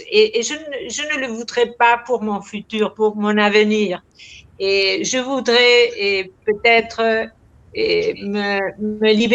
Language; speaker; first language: French; non-native, fluent; Spanish